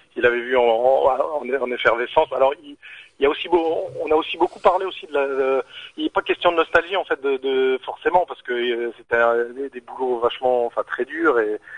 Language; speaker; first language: French; native; French